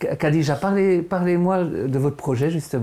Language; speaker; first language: French; native; French